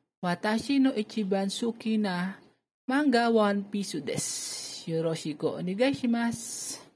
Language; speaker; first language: Japanese; non-native, learner; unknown